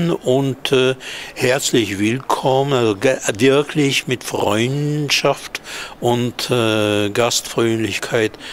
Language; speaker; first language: German; non-native, fluent; Hebrew